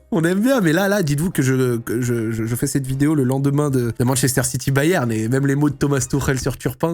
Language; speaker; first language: French; native; French